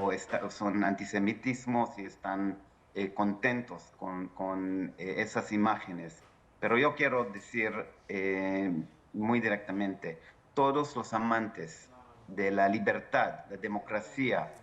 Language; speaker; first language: Spanish; non-native, fluent; Hebrew